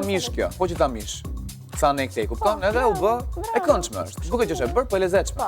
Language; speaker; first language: Albanian; native; Albanian